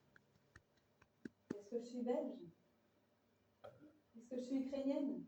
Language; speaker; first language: French; native; French